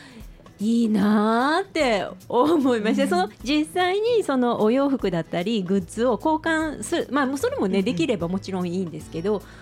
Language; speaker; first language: Japanese; native; Japanese